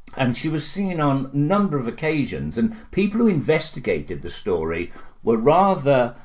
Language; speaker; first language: English; native; English